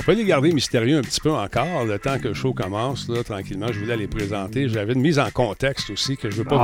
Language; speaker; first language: French; native; French